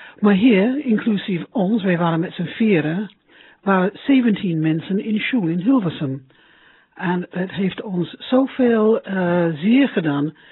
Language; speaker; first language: Dutch; non-native, fluent; English